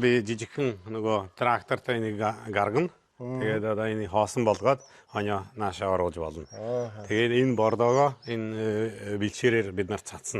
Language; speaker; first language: Mongolian; non-native, fluent; Hungarian